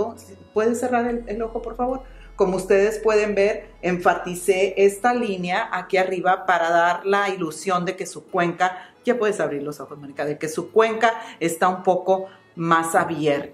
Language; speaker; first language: Spanish; native; Spanish